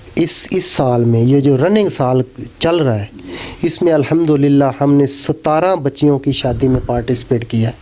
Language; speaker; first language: Urdu; non-native, local second language; Punjabi